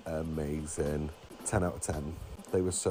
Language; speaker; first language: English; native; English